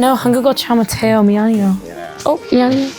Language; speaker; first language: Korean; non-native, learner; English